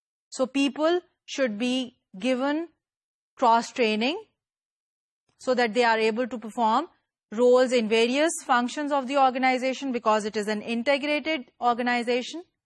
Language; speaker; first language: English; non-native, local second language; Urdu